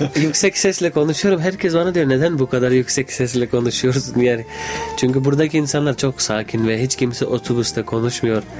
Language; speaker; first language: Turkish; non-native, fluent; Urdu